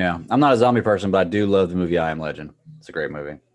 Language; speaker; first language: English; native; English